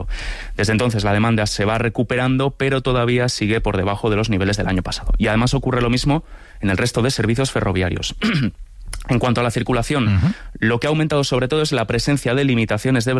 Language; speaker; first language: Spanish; native; Spanish